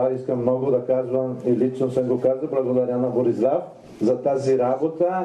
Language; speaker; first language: Bulgarian; non-native, fluent; Italian